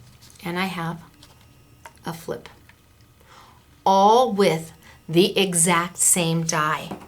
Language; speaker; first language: English; native; English